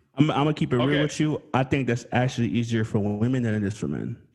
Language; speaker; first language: English; native; English